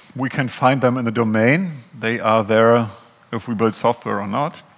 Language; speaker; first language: English; non-native, fluent; German